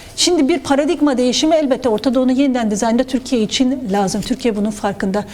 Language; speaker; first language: Turkish; non-native, local second language; Kurdish